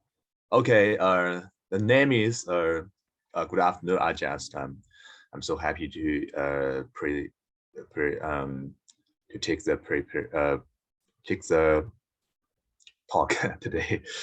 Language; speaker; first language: English; non-native, learner; Chinese